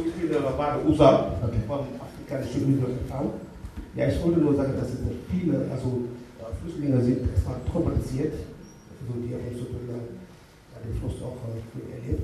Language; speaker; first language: German; non-native, learner; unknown